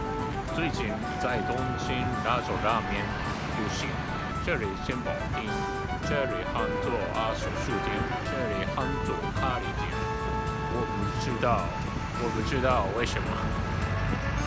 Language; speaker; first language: Chinese; non-native, learner; Japanese